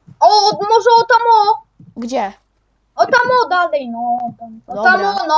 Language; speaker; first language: Polish; native; Polish